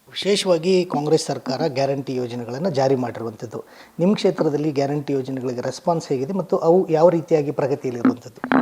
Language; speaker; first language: Kannada; native; Kannada